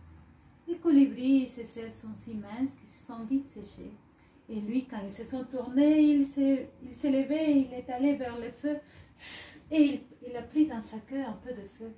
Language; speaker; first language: French; non-native, fluent; Spanish